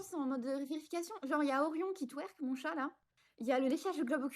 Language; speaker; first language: French; native; French